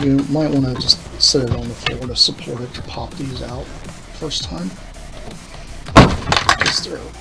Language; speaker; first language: English; native; English